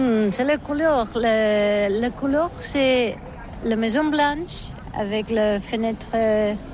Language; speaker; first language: French; non-native, learner; Catalan